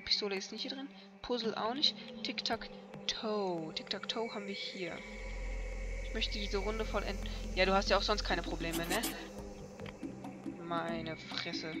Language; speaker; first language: German; native; German